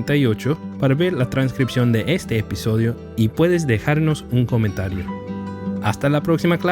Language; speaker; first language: Spanish; non-native, fluent; English